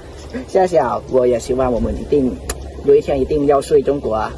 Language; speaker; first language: Chinese; non-native, learner; Lao